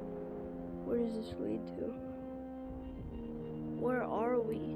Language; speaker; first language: English; native; English